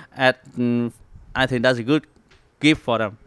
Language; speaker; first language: English; non-native, learner; Vietnamese